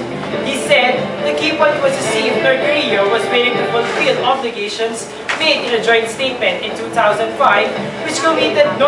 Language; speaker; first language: English; non-native, local second language; Filipino